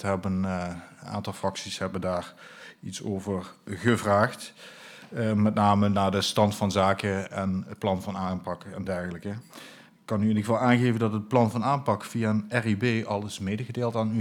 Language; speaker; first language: Dutch; native; Dutch